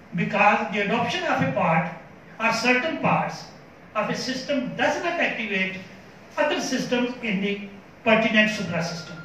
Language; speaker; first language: English; non-native, local second language; Urdu